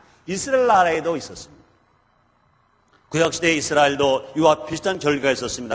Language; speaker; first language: Korean; native; Korean